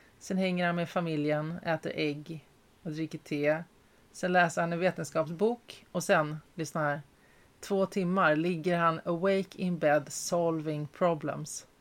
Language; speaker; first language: Swedish; native; Swedish